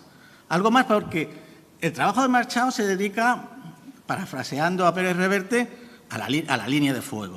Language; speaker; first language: Spanish; native; Spanish